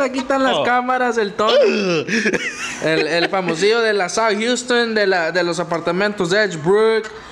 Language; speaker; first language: Spanish; early bilingual, heritage; Spanish